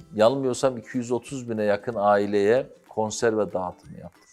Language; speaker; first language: Turkish; native; Turkish